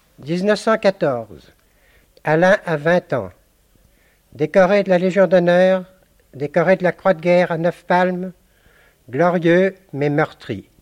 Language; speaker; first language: French; native; French